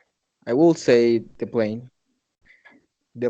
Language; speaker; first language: English; non-native, learner; Spanish